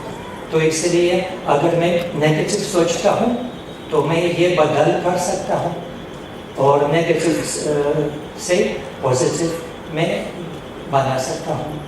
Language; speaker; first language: Hindi; non-native, fluent; Russian